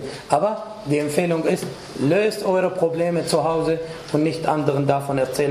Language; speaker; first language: German; non-native, fluent; Arabic